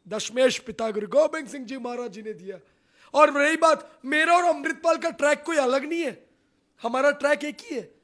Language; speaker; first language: Hindi; non-native, local second language; Punjabi